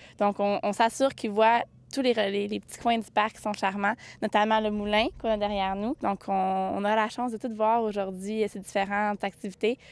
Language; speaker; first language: French; native; French